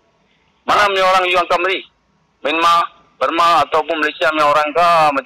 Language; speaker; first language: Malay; non-native, local second language; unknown